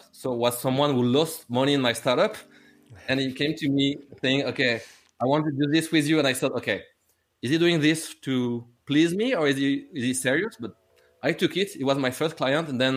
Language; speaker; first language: English; non-native, fluent; French